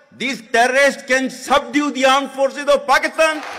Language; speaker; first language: English; non-native, local second language; Urdu